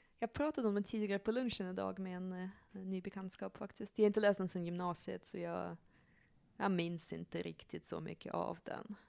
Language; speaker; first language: Swedish; early bilingual, other home language; Russian